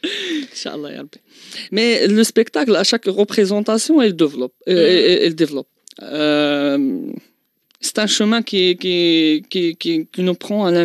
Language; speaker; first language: French; non-native, local second language; Arabic